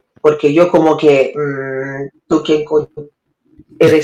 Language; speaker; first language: Spanish; non-native, learner; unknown